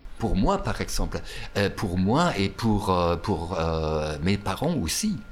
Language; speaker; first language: French; non-native, fluent; German